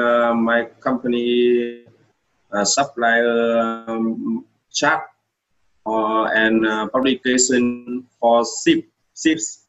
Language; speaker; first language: English; non-native, learner; Vietnamese